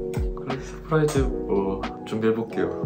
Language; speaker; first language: Korean; native; Korean